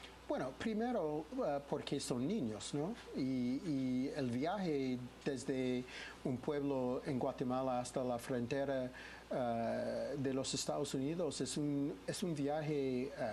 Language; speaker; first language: Spanish; non-native, fluent; English